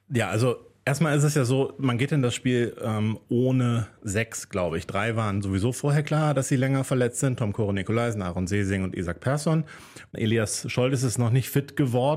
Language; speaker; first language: German; native; German